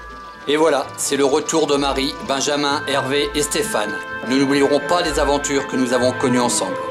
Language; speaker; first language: French; native; French